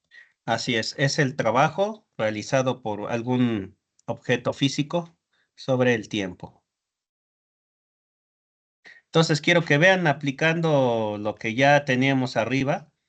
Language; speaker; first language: Spanish; native; Spanish